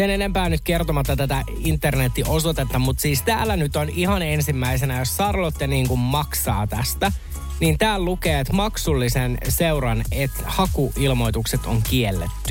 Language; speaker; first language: Finnish; native; Finnish